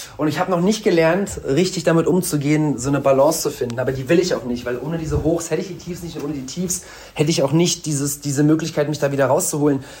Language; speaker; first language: German; early bilingual, other home language; Russian